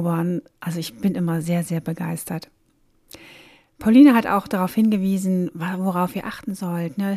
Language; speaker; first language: German; native; German